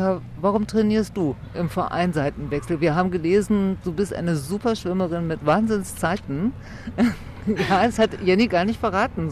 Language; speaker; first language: German; native; German